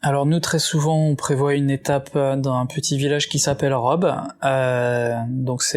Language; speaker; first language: French; native; French